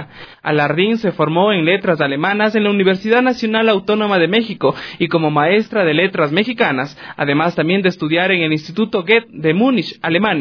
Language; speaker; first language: Spanish; native; Spanish